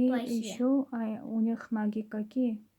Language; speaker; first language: Russian; native; Russian